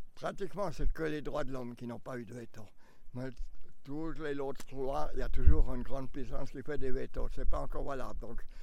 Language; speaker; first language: French; native; French